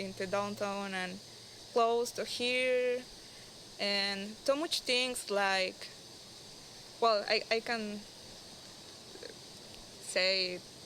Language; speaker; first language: English; non-native, learner; Spanish